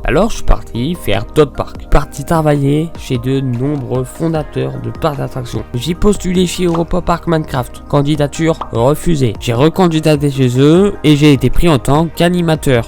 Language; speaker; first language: French; native; French